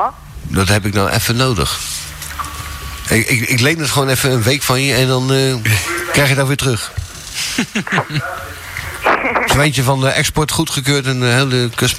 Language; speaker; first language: Dutch; native; Dutch